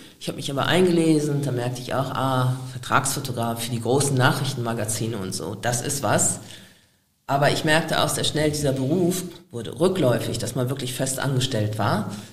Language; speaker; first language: German; native; German